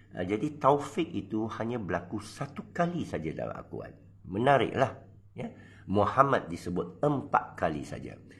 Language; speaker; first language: Malay; non-native, local second language; Chinese